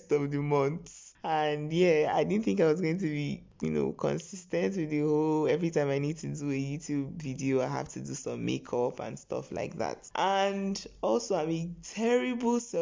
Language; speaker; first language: English; non-native, local second language; Igbo